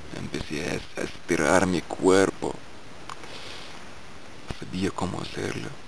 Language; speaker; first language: Spanish; non-native, fluent; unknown